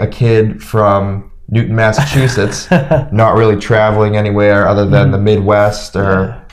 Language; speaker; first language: English; native; English